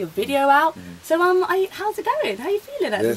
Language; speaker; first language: English; native; English